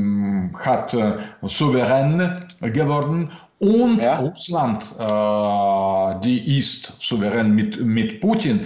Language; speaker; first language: German; non-native, learner; Russian